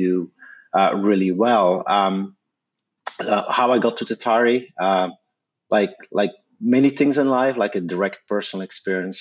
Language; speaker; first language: English; non-native, fluent; Dutch